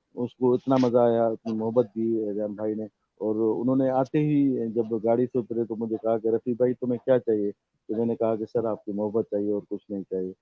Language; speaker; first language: Urdu; non-native, local second language; Sindhi